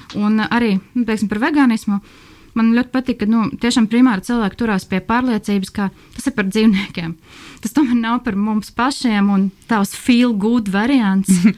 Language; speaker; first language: Latvian; non-native, local second language; Russian